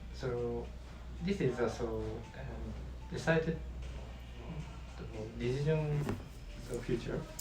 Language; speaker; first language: English; non-native, learner; Japanese